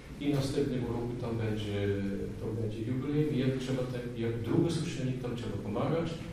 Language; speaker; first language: Polish; non-native, learner; Dutch